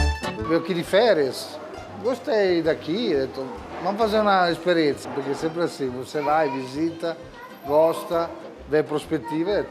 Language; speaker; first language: Portuguese; non-native, fluent; Italian